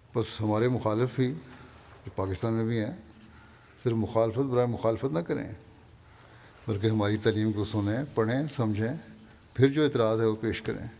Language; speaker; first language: Urdu; native; Urdu